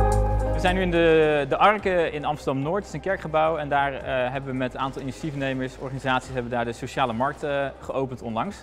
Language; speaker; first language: Dutch; native; Dutch